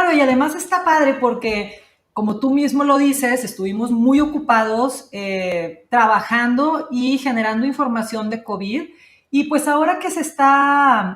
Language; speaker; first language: Spanish; native; Spanish